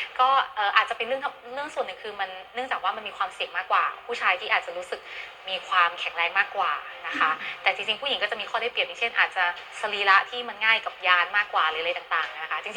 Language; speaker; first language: Thai; native; Thai